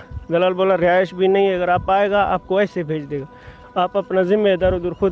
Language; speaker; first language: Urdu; non-native, local second language; Baluchi